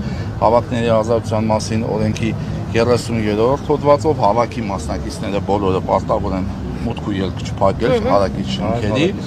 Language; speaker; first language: Armenian; native; Armenian